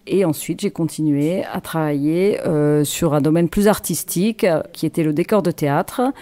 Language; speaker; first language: French; native; French